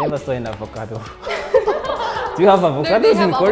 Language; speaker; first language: English; non-native, local second language; Kinyarwanda